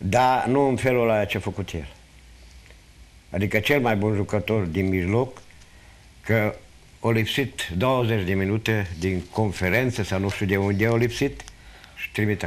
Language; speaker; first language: Romanian; non-native, local second language; Hungarian